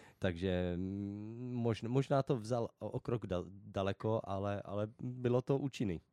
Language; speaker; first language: Czech; early bilingual, heritage; Czech